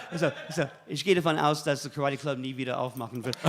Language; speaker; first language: German; non-native, fluent; English